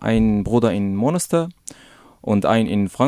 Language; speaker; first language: German; non-native, learner; Arabic